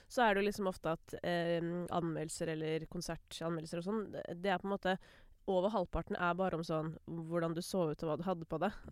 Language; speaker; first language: Norwegian; native; Norwegian